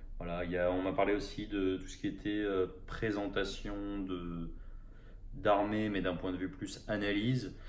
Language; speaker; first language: French; native; French